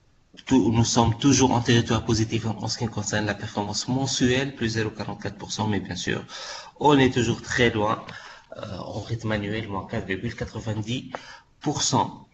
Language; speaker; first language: French; non-native, local second language; Arabic